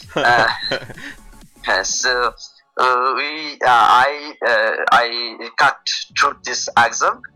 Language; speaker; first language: English; non-native, local second language; Bangla